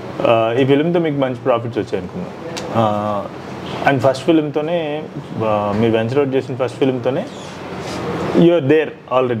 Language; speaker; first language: Telugu; native; Telugu